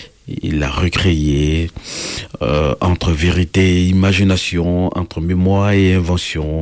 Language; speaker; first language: French; native; French